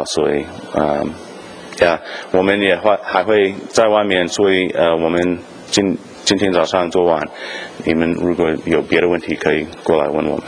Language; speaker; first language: Chinese; non-native, fluent; English